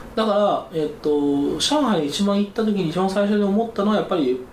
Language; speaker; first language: Japanese; non-native, fluent; Chinese